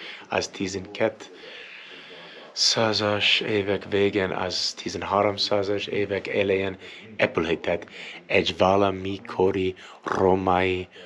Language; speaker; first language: Hungarian; non-native, learner; English